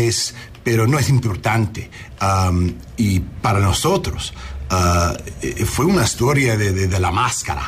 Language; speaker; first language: Spanish; non-native, learner; English